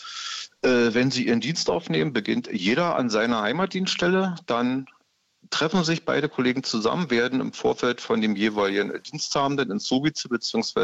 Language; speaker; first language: German; native; German